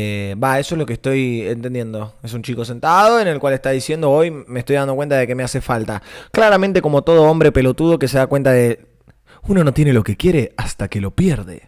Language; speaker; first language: Spanish; native; Spanish